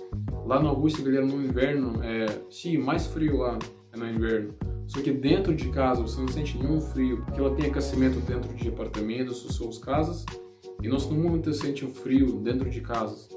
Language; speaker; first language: Portuguese; non-native, learner; Russian